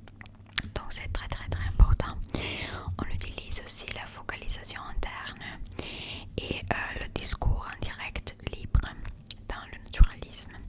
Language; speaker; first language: French; non-native, learner; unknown